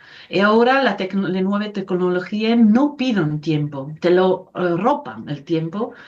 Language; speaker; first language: Spanish; non-native, fluent; Italian